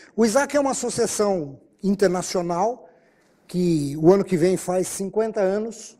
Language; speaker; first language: Portuguese; native; Portuguese